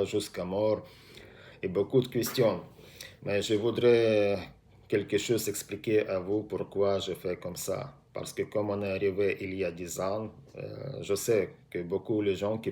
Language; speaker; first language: French; non-native, learner; Russian